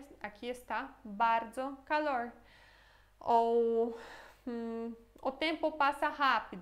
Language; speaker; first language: Portuguese; non-native, fluent; Polish